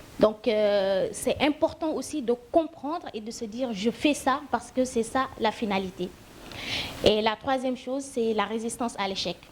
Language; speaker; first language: French; non-native, local second language; Wolof